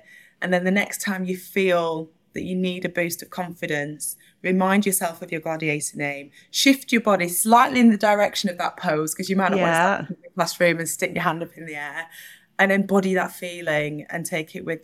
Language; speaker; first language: English; native; English